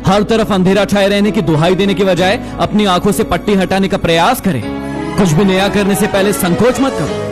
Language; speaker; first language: Hindi; native; Hindi